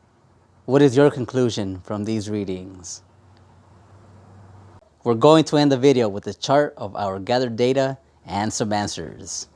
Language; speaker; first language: English; native; English